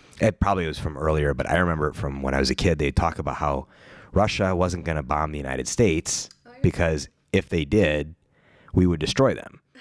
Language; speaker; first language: English; native; English